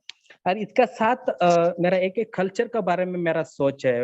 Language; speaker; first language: Hindi; non-native, learner; Kannada